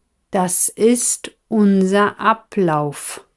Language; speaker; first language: German; non-native, fluent; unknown